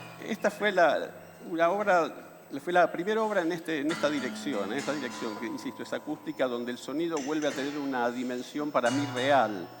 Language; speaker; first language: Spanish; native; Spanish